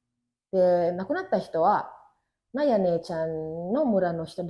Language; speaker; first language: Japanese; non-native, fluent; Indonesian